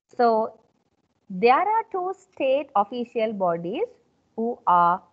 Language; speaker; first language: English; non-native, local second language; Sinhala